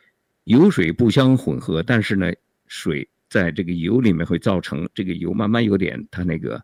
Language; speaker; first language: Chinese; native; Chinese